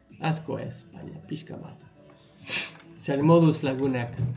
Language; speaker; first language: Basque; non-native, learner; English